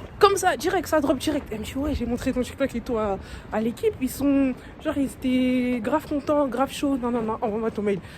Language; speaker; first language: French; native; French